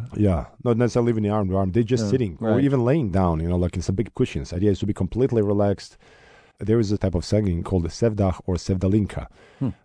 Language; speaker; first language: English; non-native, fluent; Bosnian